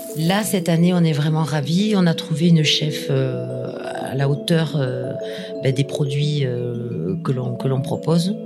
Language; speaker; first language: French; native; French